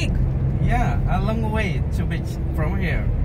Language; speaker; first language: English; non-native, learner; Indonesian